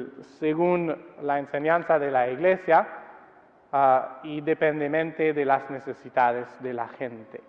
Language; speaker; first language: Spanish; non-native, fluent; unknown